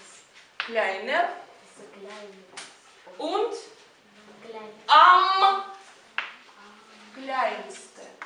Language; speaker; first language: German; non-native, fluent; Russian